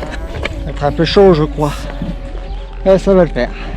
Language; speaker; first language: French; native; French